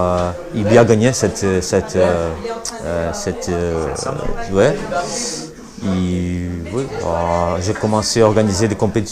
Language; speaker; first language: French; non-native, learner; Portuguese